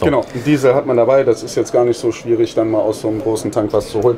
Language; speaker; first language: German; native; German